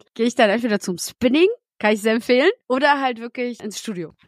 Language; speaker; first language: German; early bilingual, other home language; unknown